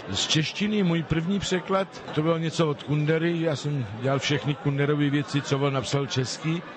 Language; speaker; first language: Czech; non-native, fluent; Spanish